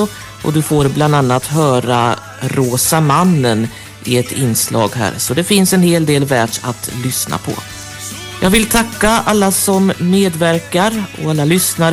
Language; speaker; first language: Swedish; native; Swedish